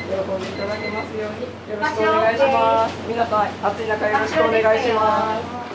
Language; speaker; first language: Japanese; native; Japanese